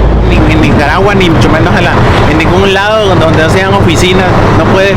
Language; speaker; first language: Spanish; native; Spanish